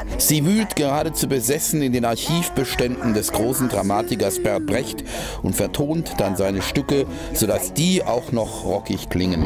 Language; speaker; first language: German; native; German